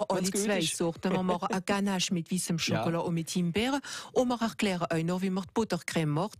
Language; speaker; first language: German; native; German